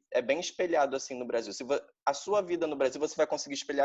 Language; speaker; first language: Portuguese; native; Portuguese